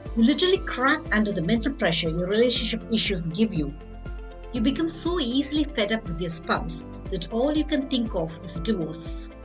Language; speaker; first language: English; non-native, local second language; Tamil